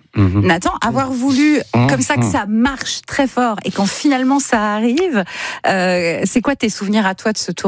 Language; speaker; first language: French; native; French